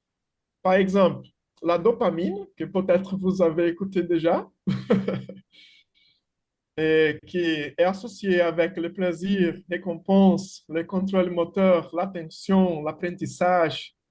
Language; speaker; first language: French; non-native, fluent; Portuguese